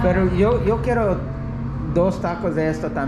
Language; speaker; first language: Spanish; non-native, learner; English